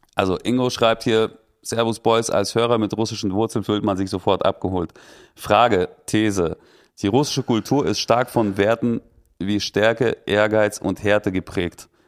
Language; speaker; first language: German; early bilingual, other home language; Russian